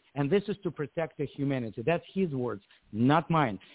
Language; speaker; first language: English; non-native, fluent; Ukrainian